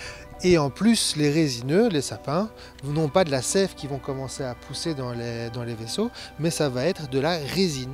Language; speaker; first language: French; native; French